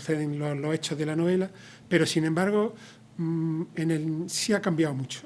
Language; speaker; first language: Spanish; native; Spanish